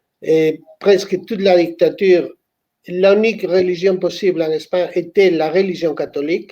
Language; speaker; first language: French; non-native, fluent; Spanish